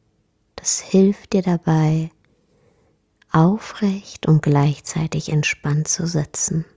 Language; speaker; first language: German; native; German